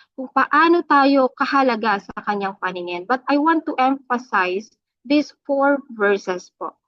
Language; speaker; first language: Filipino; non-native, local second language; Iloko